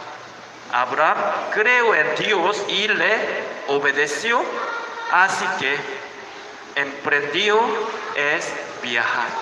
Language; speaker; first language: Spanish; non-native, learner; Korean